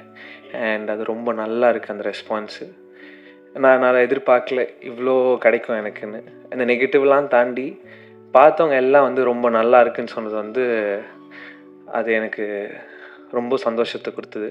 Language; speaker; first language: Tamil; native; Tamil